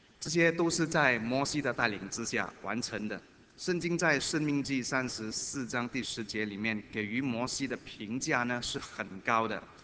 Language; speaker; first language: Chinese; native; Chinese